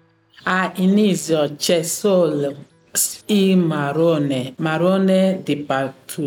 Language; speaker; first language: Italian; non-native, learner; Arabic